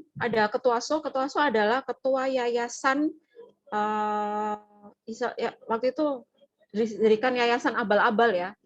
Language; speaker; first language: Indonesian; native; Indonesian